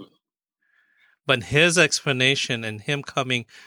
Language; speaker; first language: English; native; English